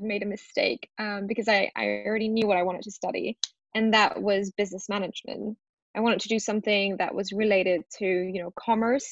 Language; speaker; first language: English; early bilingual, other home language; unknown